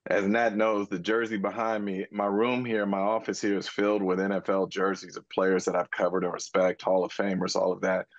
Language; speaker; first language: English; native; English